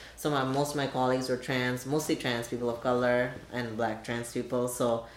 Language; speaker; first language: English; non-native, local second language; Bangla